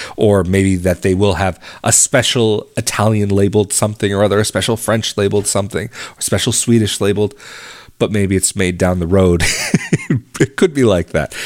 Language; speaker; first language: English; native; English